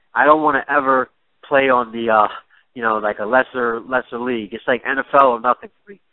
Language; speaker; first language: English; native; English